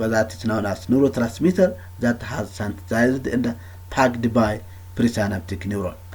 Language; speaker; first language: English; non-native, local second language; Amharic